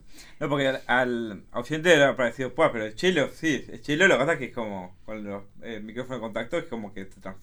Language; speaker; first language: Spanish; native; Spanish